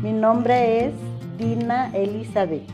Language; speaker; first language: Spanish; non-native, local second language; Kaqchikel